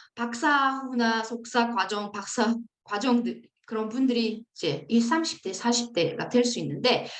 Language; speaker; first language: Korean; non-native, fluent; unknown